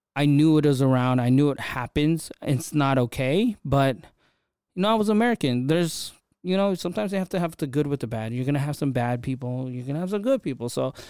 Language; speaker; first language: English; early bilingual, other home language; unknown